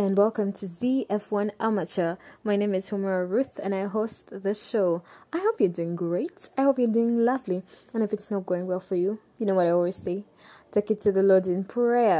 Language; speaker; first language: English; non-native, local second language; Ganda